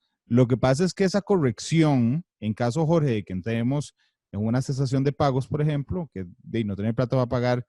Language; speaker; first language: Spanish; native; Spanish